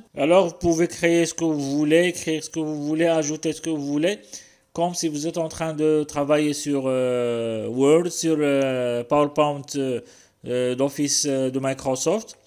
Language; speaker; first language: French; non-native, local second language; Arabic